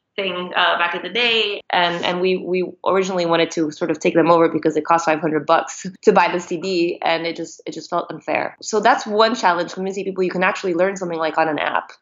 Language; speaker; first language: English; non-native, fluent; Portuguese